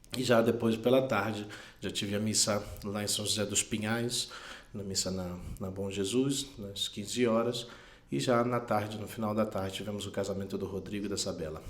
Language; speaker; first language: Portuguese; non-native, fluent; Spanish